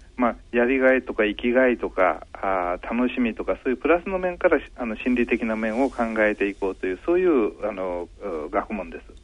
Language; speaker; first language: Japanese; native; Japanese